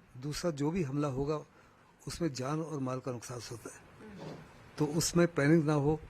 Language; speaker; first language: Hindi; native; Hindi